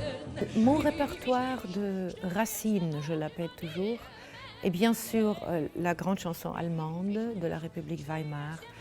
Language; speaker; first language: French; non-native, fluent; German